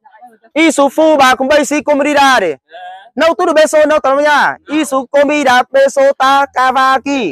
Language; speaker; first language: Portuguese; non-native, learner; Vietnamese